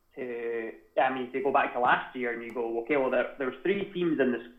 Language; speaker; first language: English; native; English